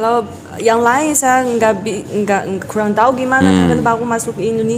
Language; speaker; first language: Indonesian; non-native, learner; Chinese